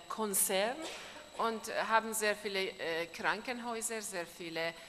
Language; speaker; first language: German; non-native, learner; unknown